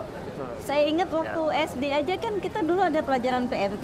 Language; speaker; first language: Indonesian; native; Indonesian